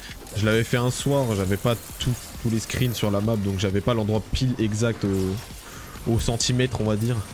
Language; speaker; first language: French; native; French